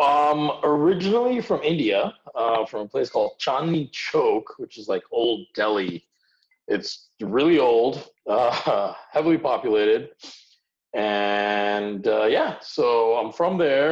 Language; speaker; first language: English; early bilingual, other home language; Hindi